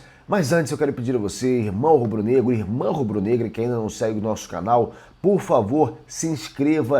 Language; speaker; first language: Portuguese; native; Portuguese